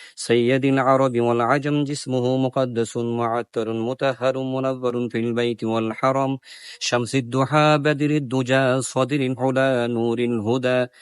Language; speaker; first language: Arabic; non-native, fluent; Bangla